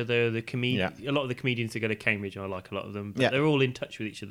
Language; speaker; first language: English; native; English